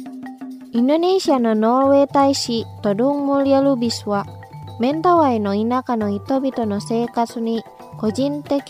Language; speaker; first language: Japanese; non-native, fluent; Indonesian